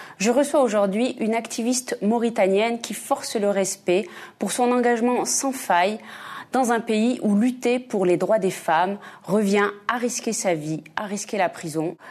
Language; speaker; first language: French; native; French